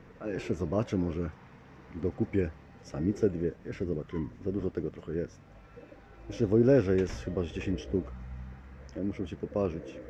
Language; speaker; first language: Polish; native; Polish